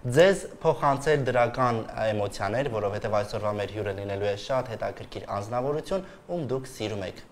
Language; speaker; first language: Armenian; native; Armenian